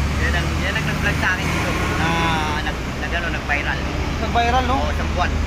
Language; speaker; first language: Filipino; native; Filipino